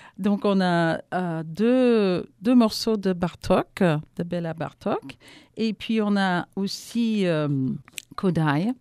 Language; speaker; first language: French; non-native, fluent; English